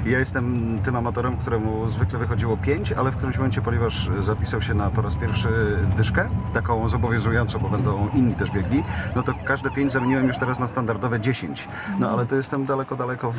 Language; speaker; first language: Polish; native; Polish